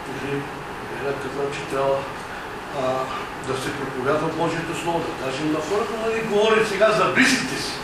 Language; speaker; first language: Bulgarian; non-native, local second language; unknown